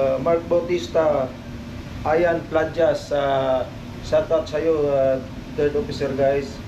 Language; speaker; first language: Filipino; non-native, local second language; Cebuano